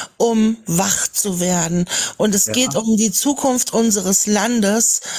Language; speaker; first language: German; native; German